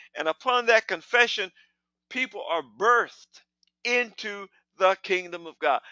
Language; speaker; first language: English; native; English